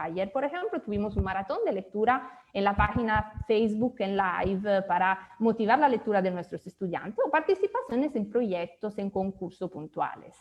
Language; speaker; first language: Spanish; native; Spanish